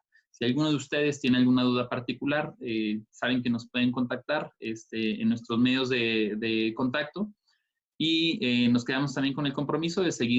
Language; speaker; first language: Spanish; native; Spanish